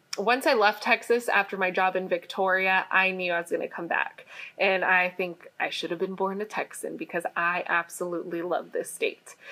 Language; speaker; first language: English; native; English